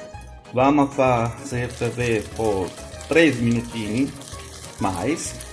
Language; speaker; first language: Portuguese; non-native, fluent; Italian